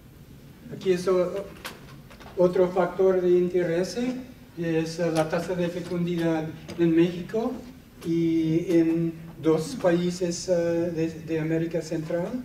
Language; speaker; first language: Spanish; non-native, fluent; English